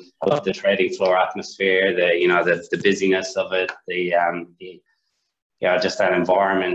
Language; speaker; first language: English; native; English